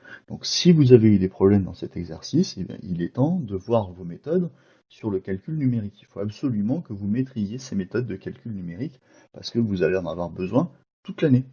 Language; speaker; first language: French; native; French